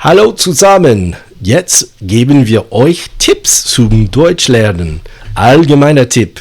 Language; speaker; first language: German; non-native, fluent; English